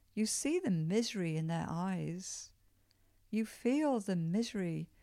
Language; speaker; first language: English; native; English